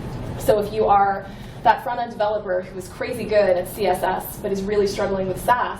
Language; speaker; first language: English; native; English